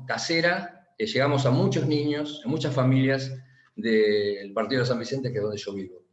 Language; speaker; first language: Spanish; native; Spanish